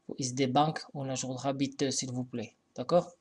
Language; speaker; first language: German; non-native, fluent; Arabic